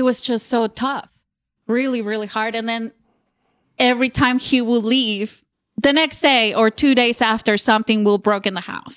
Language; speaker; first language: English; non-native, fluent; Spanish